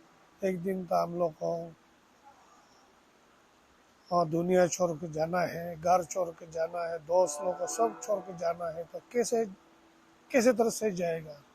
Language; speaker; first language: Hindi; non-native, local second language; Tibetan